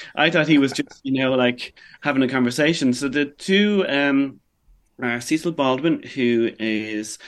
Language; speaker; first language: English; native; English